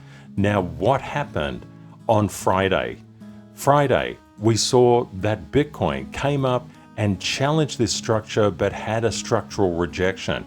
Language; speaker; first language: English; native; English